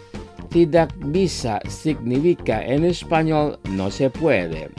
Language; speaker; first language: Spanish; non-native, learner; Indonesian